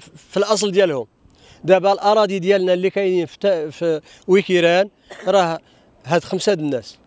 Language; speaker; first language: Arabic; native; Arabic